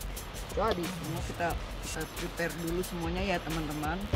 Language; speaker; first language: Indonesian; native; Indonesian